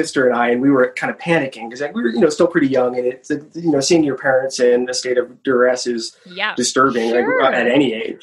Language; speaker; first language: English; native; English